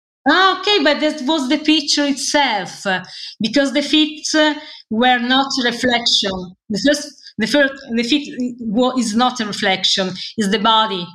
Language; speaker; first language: English; non-native, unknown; Italian